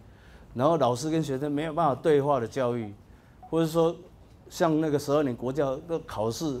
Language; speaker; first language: Chinese; native; Chinese